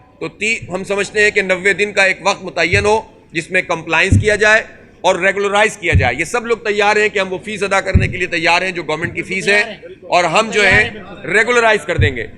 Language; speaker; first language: Urdu; native; Urdu